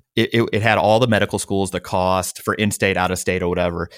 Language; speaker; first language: English; native; English